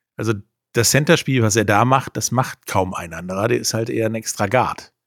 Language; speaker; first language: German; native; German